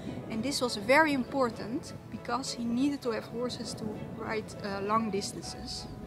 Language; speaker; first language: English; non-native, fluent; Dutch